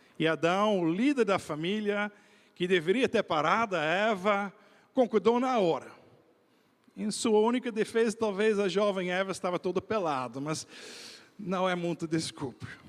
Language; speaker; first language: Portuguese; non-native, fluent; Dutch